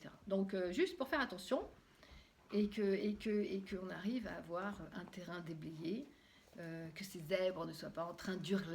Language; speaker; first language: French; native; French